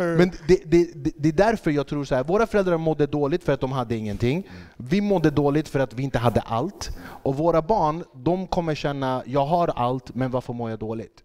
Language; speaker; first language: Swedish; early bilingual, other home language; Kurdish